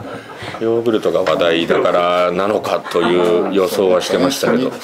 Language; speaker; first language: Japanese; native; Japanese